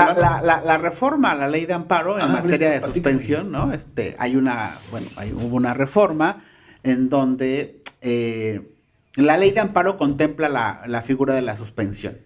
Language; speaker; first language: Spanish; native; Spanish